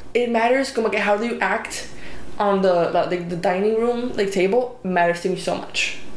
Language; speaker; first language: English; non-native, local second language; Spanish